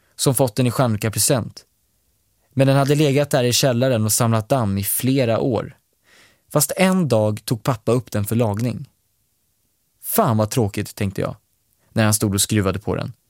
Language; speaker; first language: Swedish; native; Swedish